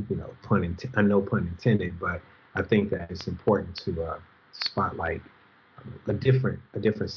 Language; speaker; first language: English; native; English